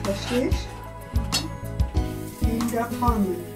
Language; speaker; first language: German; native; German